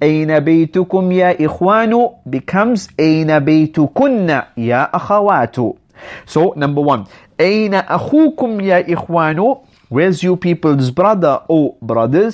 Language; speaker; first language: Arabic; non-native, fluent; English